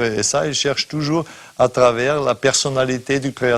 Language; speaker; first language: French; non-native, fluent; German